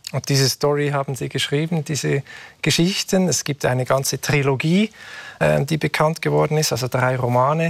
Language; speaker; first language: German; native; German